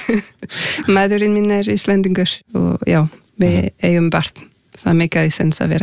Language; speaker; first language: Icelandic; non-native, fluent; French